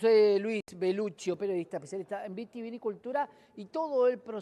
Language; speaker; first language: Spanish; native; Spanish